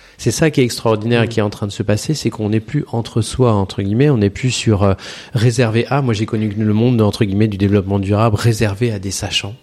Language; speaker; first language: French; native; French